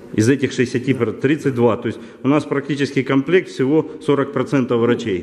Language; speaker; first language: Russian; native; Russian